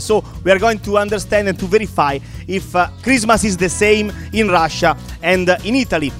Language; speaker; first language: English; non-native, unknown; Italian